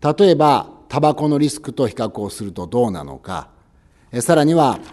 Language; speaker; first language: Japanese; native; Japanese